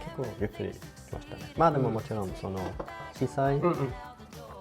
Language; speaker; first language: Japanese; non-native, fluent; Swedish